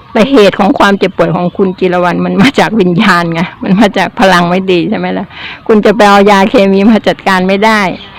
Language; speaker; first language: Thai; native; Thai